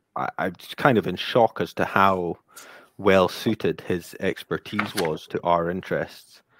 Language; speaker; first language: English; native; English